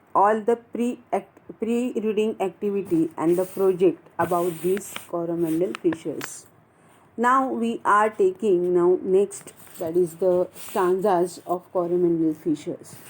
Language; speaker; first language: English; non-native, local second language; Marathi